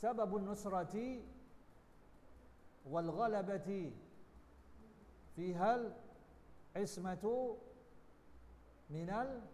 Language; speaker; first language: Arabic; non-native, learner; Indonesian